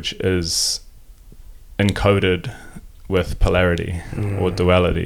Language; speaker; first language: English; non-native, local second language; German